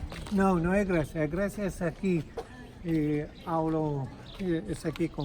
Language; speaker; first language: Portuguese; non-native, fluent; Hebrew